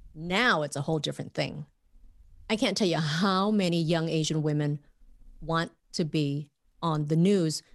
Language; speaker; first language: English; native; English